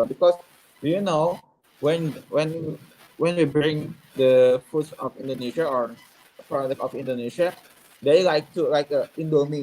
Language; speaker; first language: English; non-native, learner; Indonesian